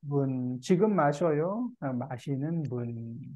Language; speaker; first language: Korean; native; Korean